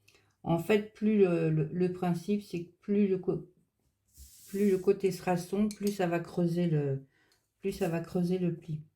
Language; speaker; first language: French; native; French